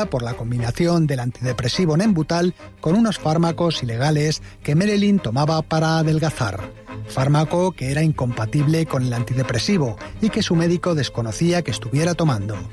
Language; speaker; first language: Spanish; native; Spanish